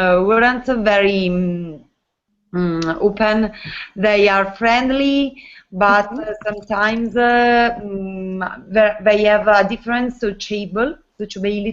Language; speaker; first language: English; non-native, learner; Italian